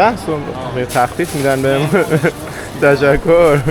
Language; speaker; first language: Persian; native; Persian